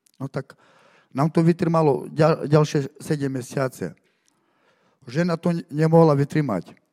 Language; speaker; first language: Slovak; non-native, local second language; Romany